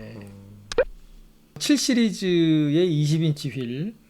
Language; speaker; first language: Korean; native; Korean